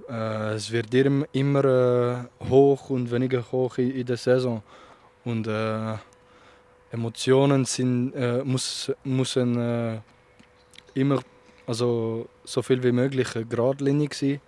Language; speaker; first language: German; non-native, local second language; French